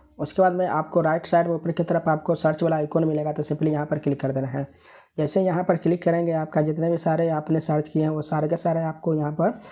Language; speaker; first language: Hindi; native; Hindi